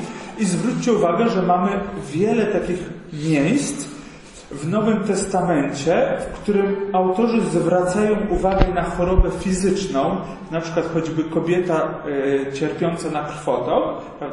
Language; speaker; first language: Polish; native; Polish